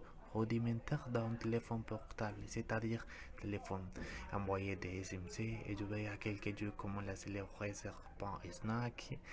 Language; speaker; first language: French; non-native, learner; Spanish